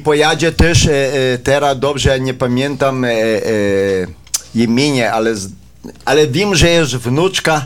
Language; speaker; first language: Polish; early bilingual, heritage; Polish